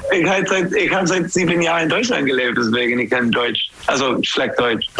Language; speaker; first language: German; non-native, learner; English